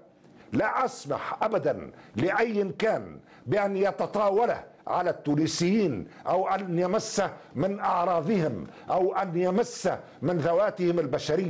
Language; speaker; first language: Arabic; native; Arabic